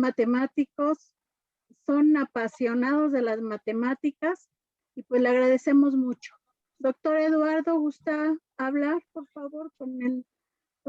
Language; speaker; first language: Spanish; native; Spanish